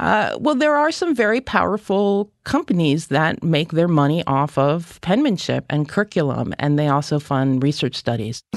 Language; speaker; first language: English; native; English